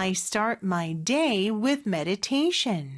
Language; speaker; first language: English; non-native, fluent; Korean